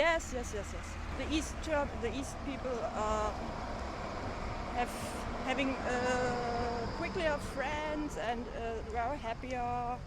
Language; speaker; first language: English; non-native, learner; German